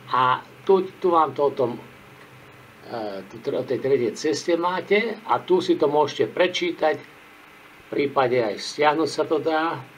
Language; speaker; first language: Slovak; native; Slovak